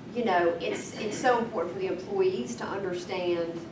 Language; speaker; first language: English; native; English